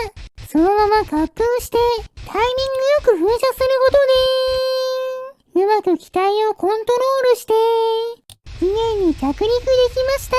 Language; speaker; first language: Japanese; native; Japanese